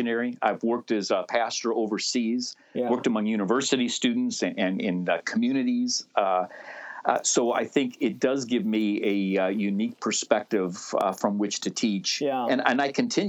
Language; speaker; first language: English; native; English